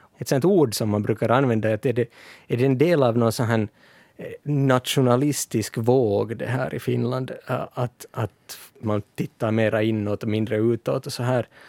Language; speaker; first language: Swedish; native; Swedish